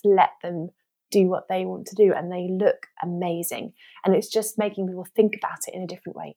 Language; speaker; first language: English; native; English